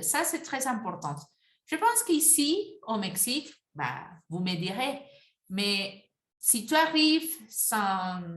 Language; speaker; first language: French; non-native, fluent; Spanish